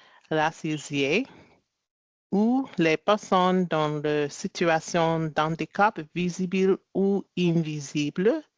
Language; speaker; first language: French; non-native, learner; English